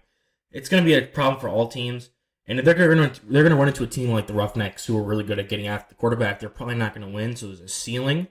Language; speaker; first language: English; native; English